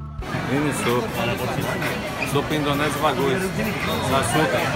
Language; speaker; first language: Indonesian; non-native, learner; Portuguese